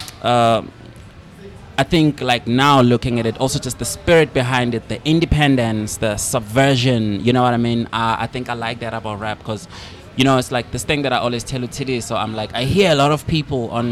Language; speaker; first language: English; non-native, local second language; Swati